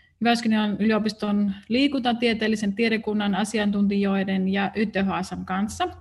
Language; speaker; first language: Finnish; non-native, fluent; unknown